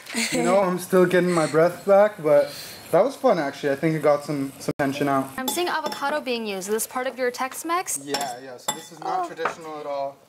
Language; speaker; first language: English; early bilingual, other home language; Arabic